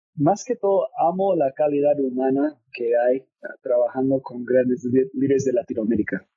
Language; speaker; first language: Spanish; non-native, fluent; English